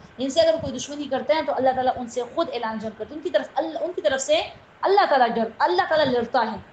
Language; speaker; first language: Urdu; non-native, local second language; Pashto